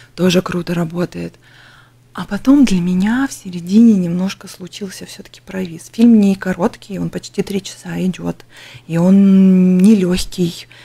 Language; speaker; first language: Russian; native; Russian